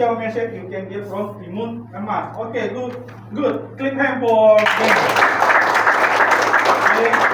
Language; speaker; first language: English; non-native, learner; Indonesian